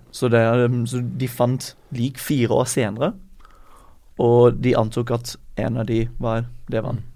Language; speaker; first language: Norwegian; non-native, fluent; German